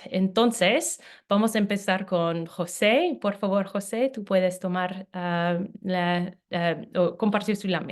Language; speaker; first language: Spanish; non-native, fluent; English